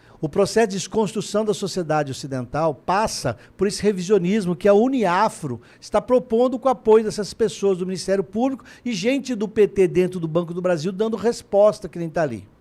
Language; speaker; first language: Portuguese; native; Portuguese